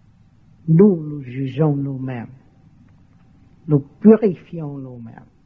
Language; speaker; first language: French; non-native, learner; Vietnamese